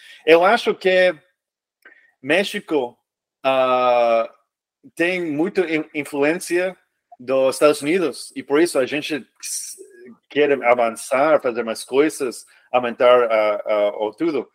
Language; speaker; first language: Portuguese; non-native, fluent; English